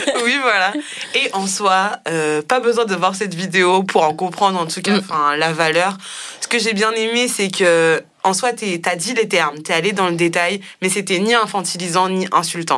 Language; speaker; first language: French; native; French